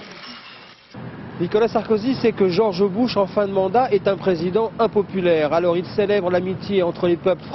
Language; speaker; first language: French; native; French